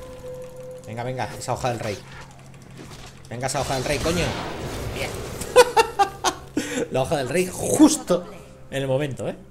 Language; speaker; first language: Spanish; native; Spanish